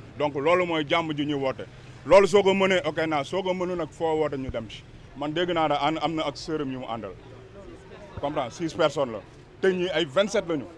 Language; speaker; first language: Wolof; native; Wolof